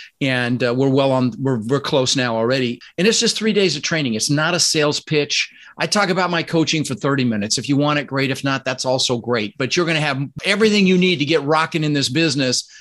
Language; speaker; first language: English; early bilingual, other home language; Dutch